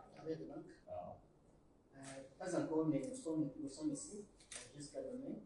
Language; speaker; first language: French; non-native, learner; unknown